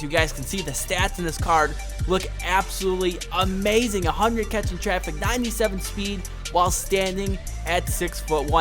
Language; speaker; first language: English; native; English